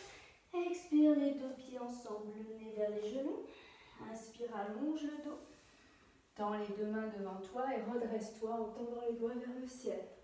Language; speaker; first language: French; native; French